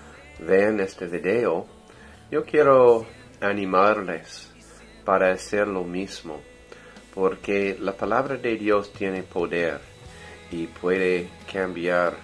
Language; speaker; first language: Spanish; non-native, learner; English